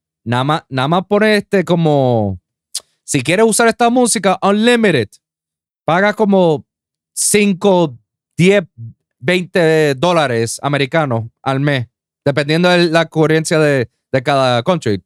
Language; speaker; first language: Spanish; native; Spanish